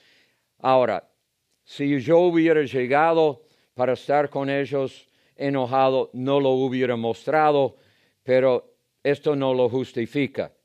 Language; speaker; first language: Spanish; non-native, fluent; English